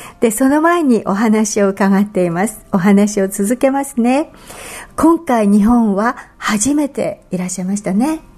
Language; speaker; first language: Japanese; native; Japanese